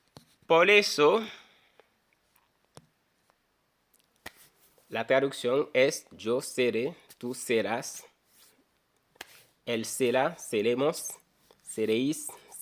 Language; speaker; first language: Spanish; non-native, fluent; Haitian Creole